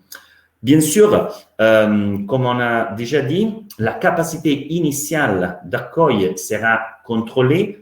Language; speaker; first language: French; non-native, fluent; Italian